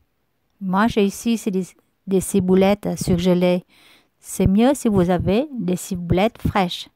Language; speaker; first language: French; non-native, learner; Vietnamese